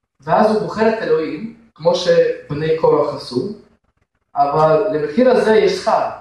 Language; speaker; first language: Hebrew; non-native, fluent; Russian